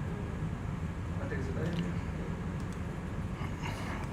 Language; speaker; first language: Spanish; native; Spanish